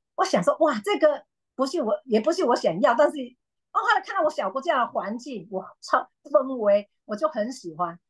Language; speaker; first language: Chinese; non-native, local second language; Cantonese